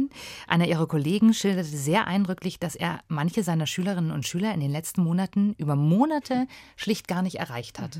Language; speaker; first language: German; native; German